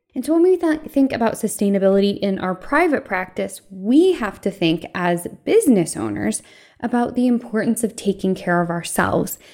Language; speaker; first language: English; early bilingual, other home language; Filipino